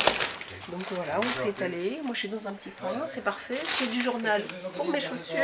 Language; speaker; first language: French; native; French